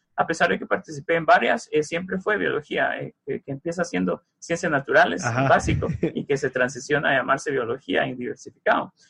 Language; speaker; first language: Spanish; native; Spanish